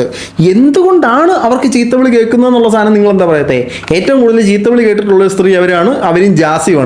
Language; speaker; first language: Malayalam; native; Malayalam